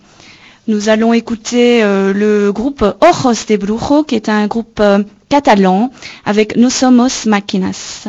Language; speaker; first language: French; native; French